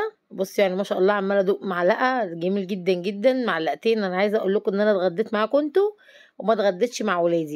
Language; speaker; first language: Arabic; native; Arabic